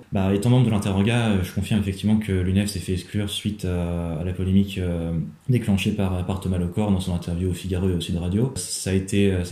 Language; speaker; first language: French; native; French